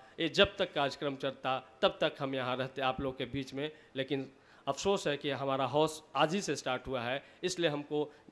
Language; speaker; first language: Hindi; native; Hindi